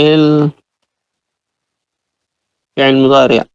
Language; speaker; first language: Arabic; non-native, learner; Indonesian